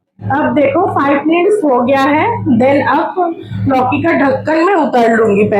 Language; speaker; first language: Hindi; non-native, local second language; Bangla